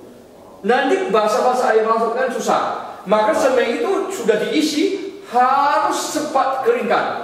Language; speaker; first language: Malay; non-native, fluent; Chinese